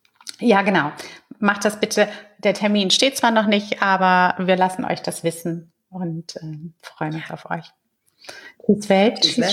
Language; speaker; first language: German; native; German